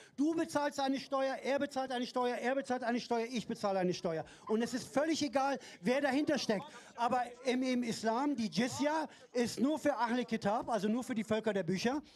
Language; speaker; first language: German; non-native, fluent; Persian